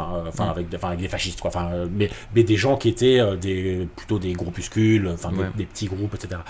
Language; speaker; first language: French; native; French